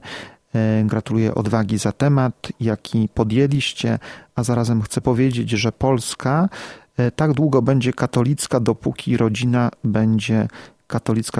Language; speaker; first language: Polish; native; Polish